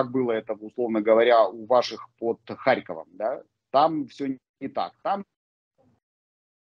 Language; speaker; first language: Russian; native; Russian